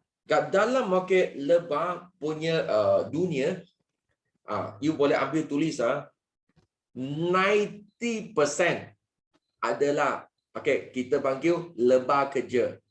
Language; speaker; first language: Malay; non-native, local second language; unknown